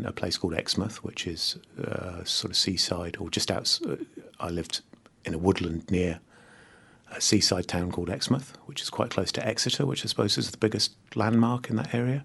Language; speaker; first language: English; native; English